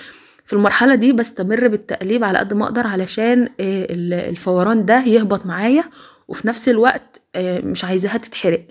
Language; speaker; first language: Arabic; native; Arabic